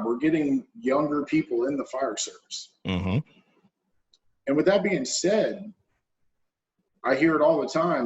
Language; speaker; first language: English; native; English